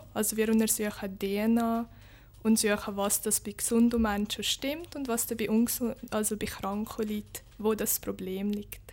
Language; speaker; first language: German; early bilingual, other home language; Bosnian